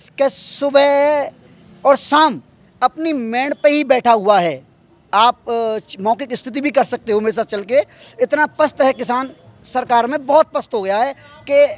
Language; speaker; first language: Hindi; native; Hindi